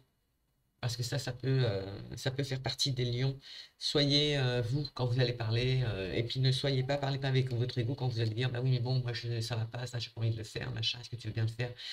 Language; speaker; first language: French; native; French